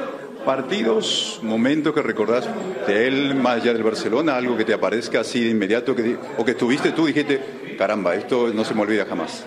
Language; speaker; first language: Spanish; native; Spanish